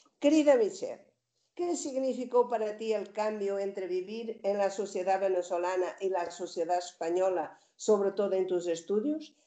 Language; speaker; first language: Spanish; native; Spanish